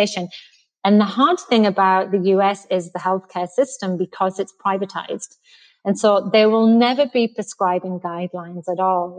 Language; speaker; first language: English; native; English